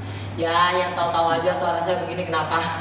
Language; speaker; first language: Indonesian; native; Indonesian